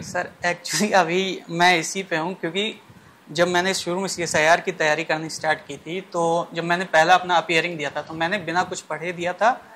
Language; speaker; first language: Hindi; native; Hindi